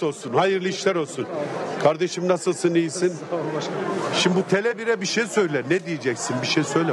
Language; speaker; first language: Turkish; native; Turkish